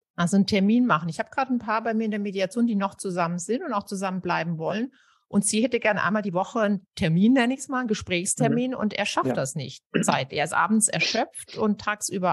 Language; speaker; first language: German; native; German